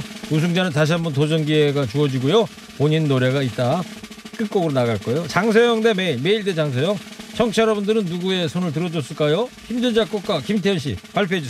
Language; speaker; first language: Korean; native; Korean